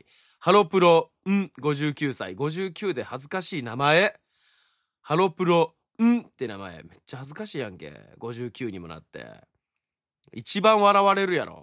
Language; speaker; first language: Japanese; native; Japanese